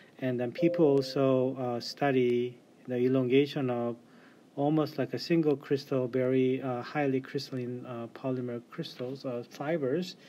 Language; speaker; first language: English; non-native, fluent; Korean